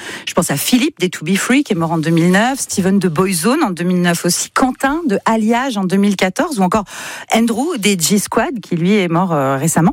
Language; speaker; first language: French; native; French